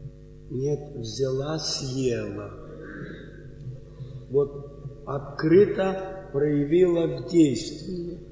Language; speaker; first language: Russian; native; Russian